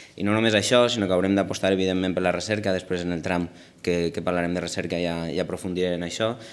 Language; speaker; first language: Catalan; native; Catalan